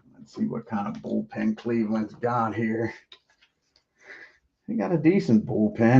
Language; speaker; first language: English; native; English